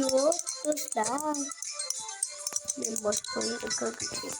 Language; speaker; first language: Turkish; non-native, learner; Uzbek